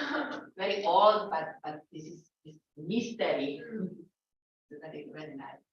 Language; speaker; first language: English; non-native, learner; Slovak